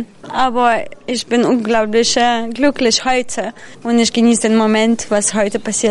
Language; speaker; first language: German; non-native, fluent; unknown